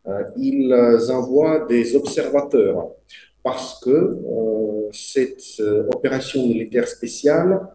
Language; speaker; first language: French; non-native, fluent; Russian